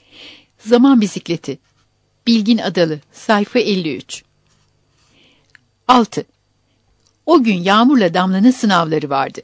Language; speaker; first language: Turkish; native; Turkish